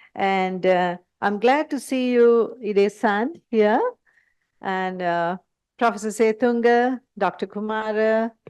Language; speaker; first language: English; non-native, local second language; Sinhala